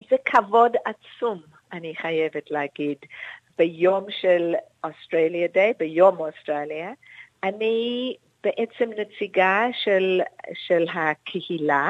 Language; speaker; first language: Hebrew; non-native, fluent; English